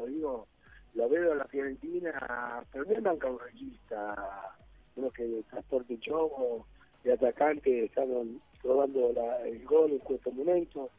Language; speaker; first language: Italian; non-native, fluent; Spanish